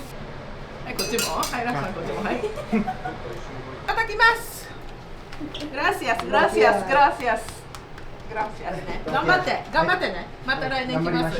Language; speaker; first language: Japanese; native; Japanese